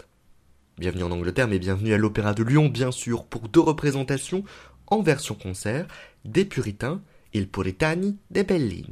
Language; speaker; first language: French; native; French